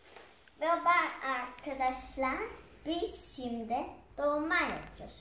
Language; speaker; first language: Turkish; non-native, learner; Dutch